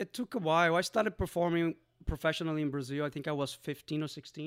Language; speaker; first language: English; non-native, fluent; Portuguese